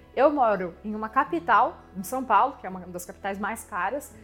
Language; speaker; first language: Portuguese; non-native, fluent; French